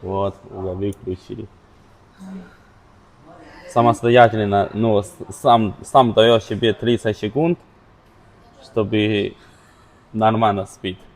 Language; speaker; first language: Russian; non-native, learner; Chinese